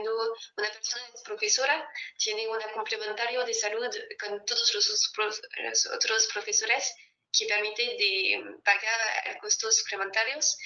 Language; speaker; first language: Spanish; non-native, fluent; French